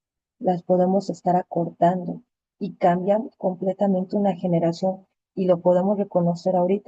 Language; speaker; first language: Spanish; native; Spanish